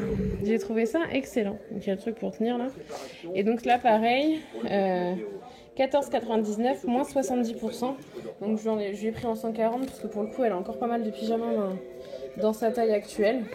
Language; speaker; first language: French; native; French